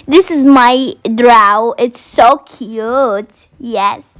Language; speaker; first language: English; non-native, learner; Arabic